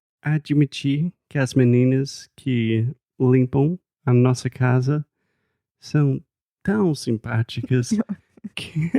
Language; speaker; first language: Portuguese; non-native, fluent; English